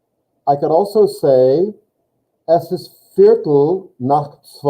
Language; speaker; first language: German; non-native, fluent; English